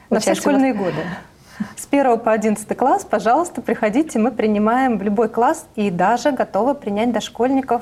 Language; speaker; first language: Russian; native; Russian